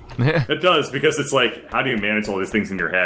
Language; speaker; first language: English; native; English